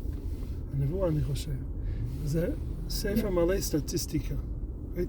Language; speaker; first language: Hebrew; non-native, fluent; English